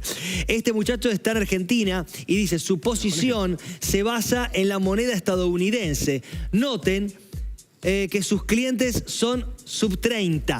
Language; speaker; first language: Spanish; native; Spanish